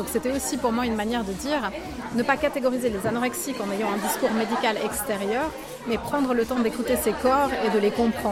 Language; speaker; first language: French; native; French